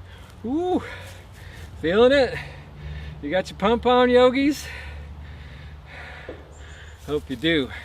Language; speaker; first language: English; native; English